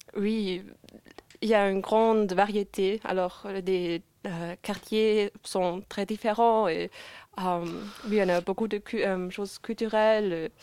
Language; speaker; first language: French; non-native, fluent; German